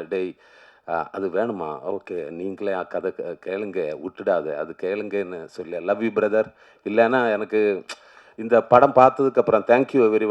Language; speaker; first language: Tamil; non-native, learner; Malayalam